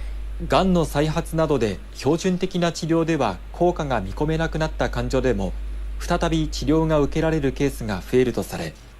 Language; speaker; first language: Japanese; native; Japanese